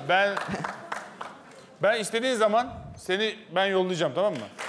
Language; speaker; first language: Turkish; native; Turkish